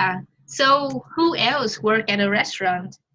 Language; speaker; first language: English; non-native, fluent; Vietnamese